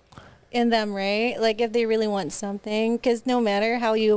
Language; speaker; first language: English; non-native, local second language; Hiligaynon